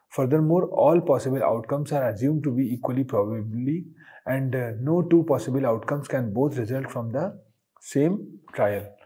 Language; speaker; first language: English; non-native, local second language; Hindi